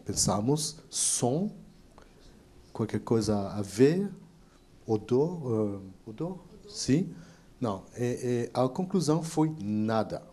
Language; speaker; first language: Portuguese; non-native, fluent; French